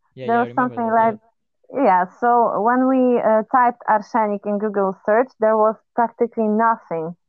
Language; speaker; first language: English; non-native, fluent; Polish